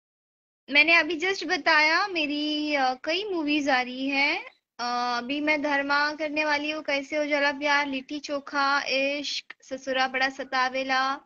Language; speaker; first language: Hindi; native; Hindi